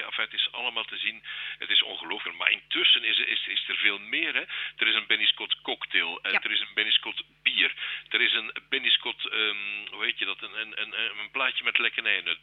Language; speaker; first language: Dutch; native; Dutch